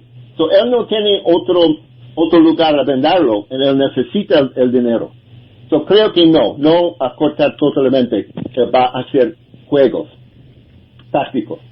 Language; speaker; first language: Spanish; non-native, learner; English